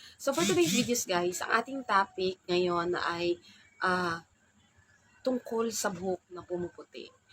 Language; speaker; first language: Filipino; non-native, local second language; Hiligaynon